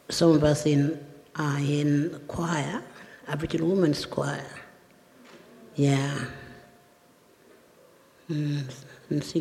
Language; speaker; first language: English; native; English